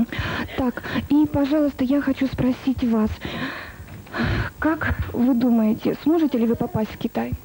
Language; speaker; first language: Russian; native; Russian